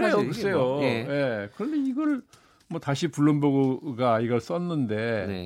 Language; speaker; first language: Korean; native; Korean